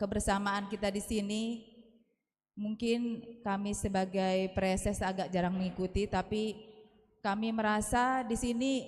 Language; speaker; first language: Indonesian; non-native, local second language; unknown